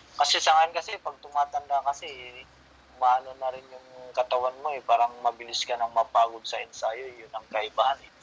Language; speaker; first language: Filipino; non-native, local second language; Cebuano